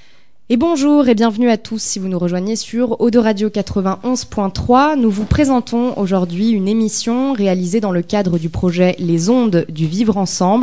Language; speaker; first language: French; native; French